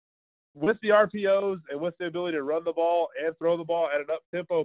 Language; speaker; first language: English; native; English